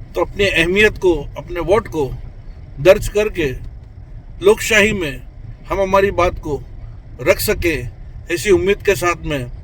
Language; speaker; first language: Hindi; non-native, local second language; Gujarati